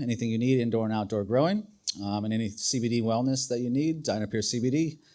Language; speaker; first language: English; native; English